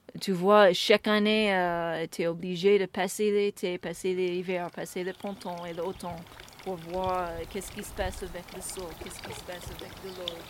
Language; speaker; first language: French; non-native, fluent; English